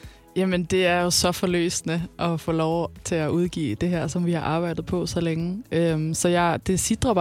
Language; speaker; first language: Danish; native; Danish